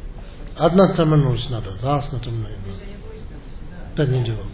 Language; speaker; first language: Russian; non-native, learner; Tibetan